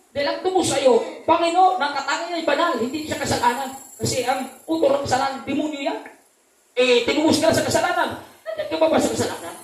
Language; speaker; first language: Filipino; non-native, local second language; Cebuano